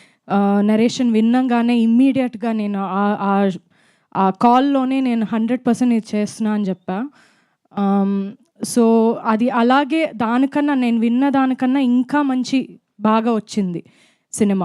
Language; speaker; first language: Telugu; non-native, fluent; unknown